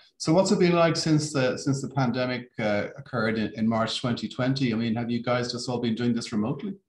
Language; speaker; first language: English; native; English